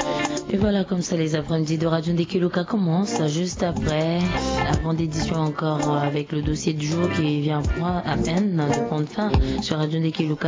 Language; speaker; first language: French; non-native, local second language; Sango